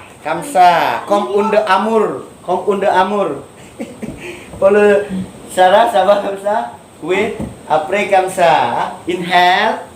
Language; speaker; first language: French; non-native, learner; Indonesian